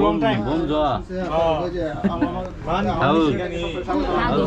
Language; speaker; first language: Korean; non-native, learner; Bangla